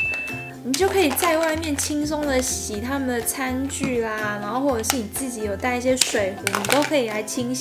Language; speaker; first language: Chinese; native; Chinese